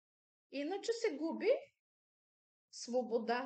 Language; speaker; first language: Bulgarian; native; Bulgarian